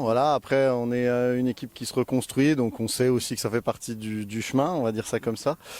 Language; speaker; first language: French; native; French